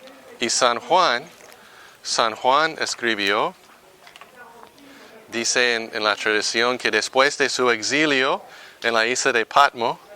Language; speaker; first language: Spanish; non-native, fluent; English